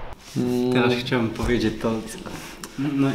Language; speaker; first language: Polish; non-native, learner; Slovak